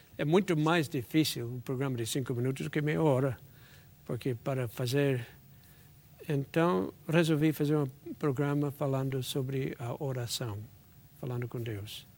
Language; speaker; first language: Portuguese; non-native, fluent; English